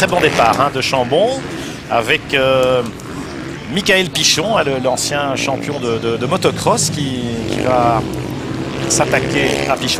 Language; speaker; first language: French; native; French